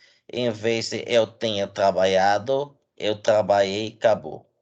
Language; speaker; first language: Portuguese; non-native, learner; English